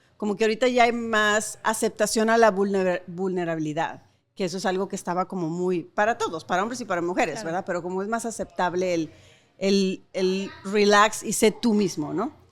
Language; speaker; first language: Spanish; native; Spanish